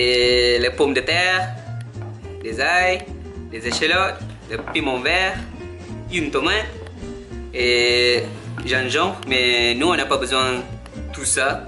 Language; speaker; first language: French; non-native, learner; Malay